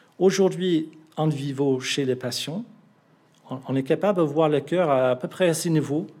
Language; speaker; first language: French; non-native, fluent; English